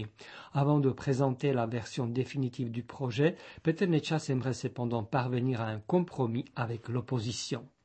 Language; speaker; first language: French; native; French